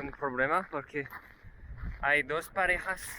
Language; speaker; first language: Spanish; non-native, learner; French